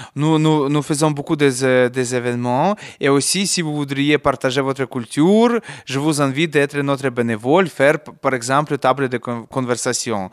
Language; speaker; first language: French; non-native, learner; Ukrainian